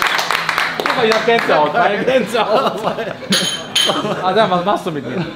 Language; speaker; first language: German; native; German